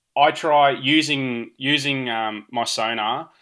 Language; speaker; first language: English; early bilingual, other home language; Portuguese